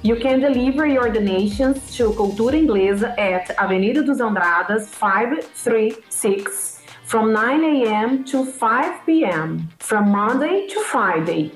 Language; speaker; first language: English; non-native, fluent; Portuguese